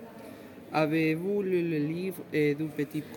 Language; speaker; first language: French; non-native, learner; Spanish